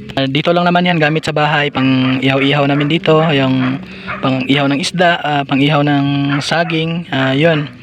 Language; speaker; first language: Filipino; non-native, local second language; Cebuano